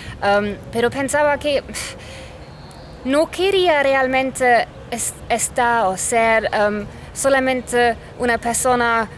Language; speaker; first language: Spanish; non-native, fluent; German